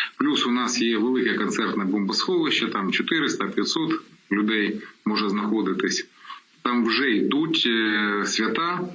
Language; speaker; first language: Ukrainian; non-native, local second language; Russian